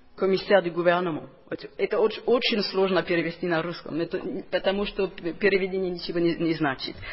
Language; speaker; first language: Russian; non-native, fluent; French